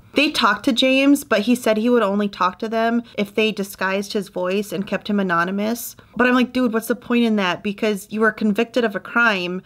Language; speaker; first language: English; native; English